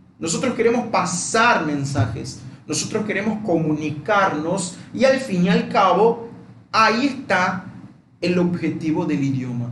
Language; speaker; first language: Spanish; non-native, fluent; Portuguese